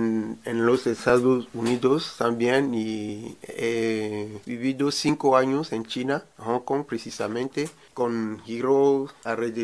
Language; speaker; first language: Spanish; non-native, learner; Ewe